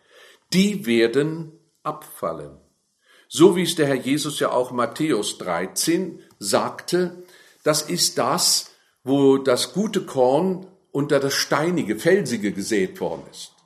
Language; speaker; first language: German; native; German